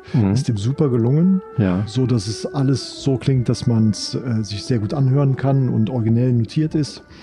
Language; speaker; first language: German; native; German